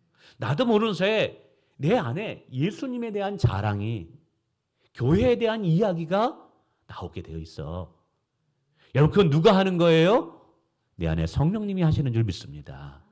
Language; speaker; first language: Korean; native; Korean